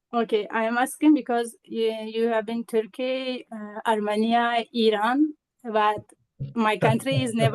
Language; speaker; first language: English; non-native, learner; Azerbaijani